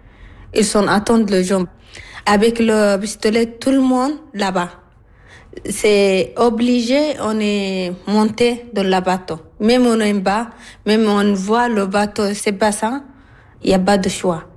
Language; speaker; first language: French; non-native, learner; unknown